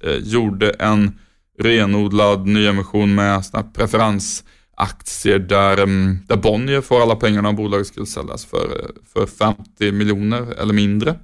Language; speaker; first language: Swedish; native; Swedish